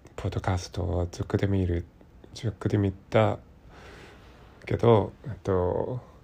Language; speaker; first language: Japanese; non-native, learner; Cantonese